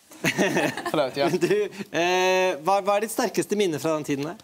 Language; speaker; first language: Norwegian; native; Norwegian